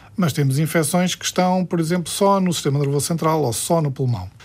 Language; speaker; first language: Portuguese; early bilingual, heritage; Portuguese